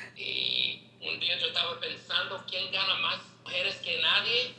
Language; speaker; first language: Spanish; non-native, learner; English